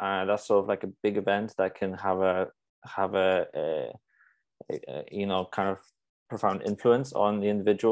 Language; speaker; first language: English; non-native, fluent; Polish